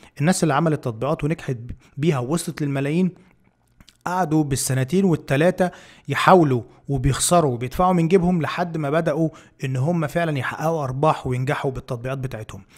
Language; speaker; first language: Arabic; native; Arabic